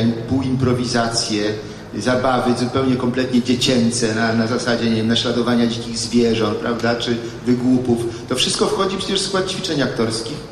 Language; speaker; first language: Polish; native; Polish